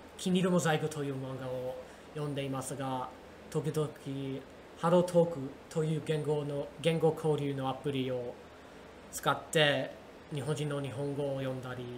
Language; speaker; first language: Japanese; non-native, learner; English